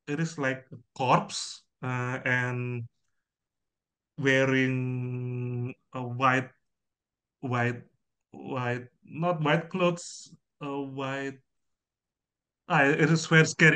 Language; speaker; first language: English; non-native, learner; Indonesian